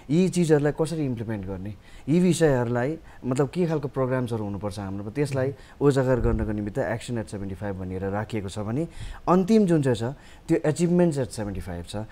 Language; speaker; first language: Nepali; native; Nepali